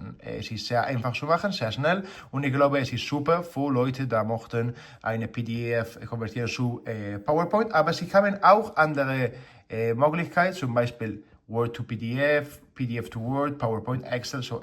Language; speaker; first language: German; non-native, learner; Spanish